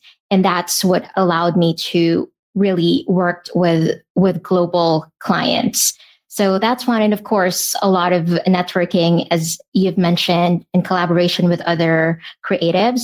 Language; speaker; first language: English; non-native, local second language; Filipino